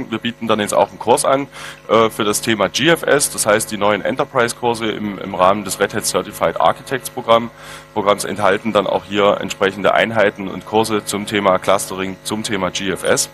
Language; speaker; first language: German; native; German